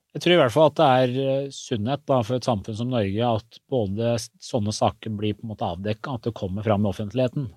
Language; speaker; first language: Norwegian; early bilingual, other home language; Persian